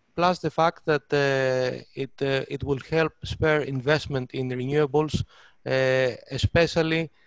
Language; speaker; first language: English; non-native, fluent; Greek